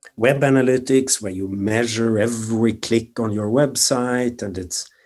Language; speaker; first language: English; non-native, fluent; Swedish